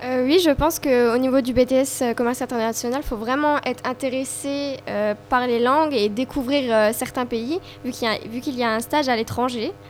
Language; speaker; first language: French; native; French